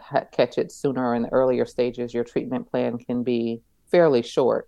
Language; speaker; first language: English; native; English